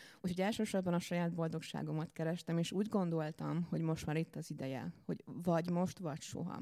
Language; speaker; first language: Hungarian; native; Hungarian